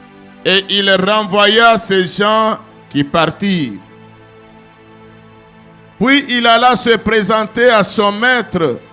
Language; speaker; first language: French; non-native, local second language; Lingala